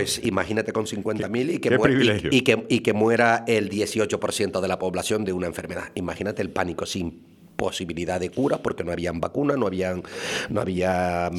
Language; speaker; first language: Spanish; native; Spanish